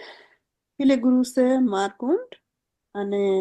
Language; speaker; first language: German; non-native, fluent; Bangla